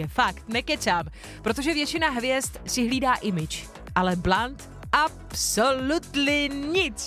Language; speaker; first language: Czech; native; Czech